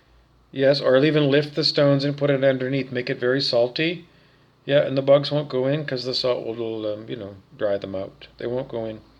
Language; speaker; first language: English; native; English